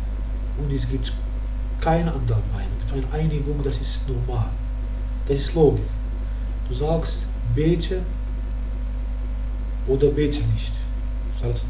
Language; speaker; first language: German; non-native, learner; Arabic